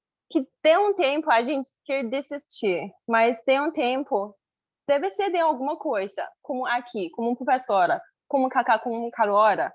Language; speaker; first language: Portuguese; non-native, learner; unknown